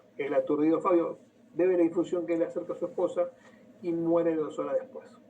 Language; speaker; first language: Spanish; native; Spanish